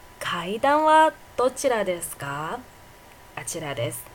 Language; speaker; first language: Japanese; non-native, fluent; Chinese